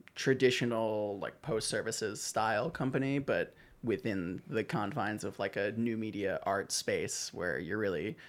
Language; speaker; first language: English; native; English